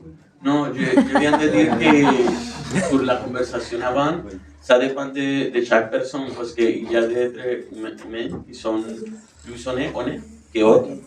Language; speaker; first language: French; non-native, learner; Spanish